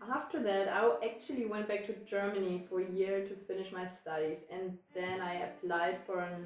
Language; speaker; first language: English; non-native, fluent; German